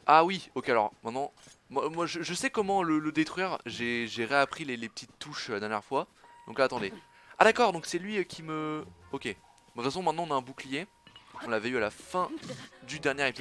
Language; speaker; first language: French; native; French